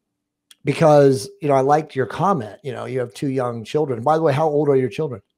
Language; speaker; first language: English; native; English